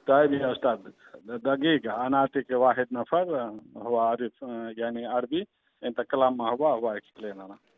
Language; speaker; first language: Arabic; non-native, learner; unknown